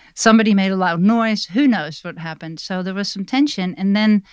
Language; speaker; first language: English; non-native, fluent; Dutch